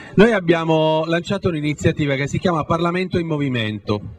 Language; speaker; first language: Italian; native; Italian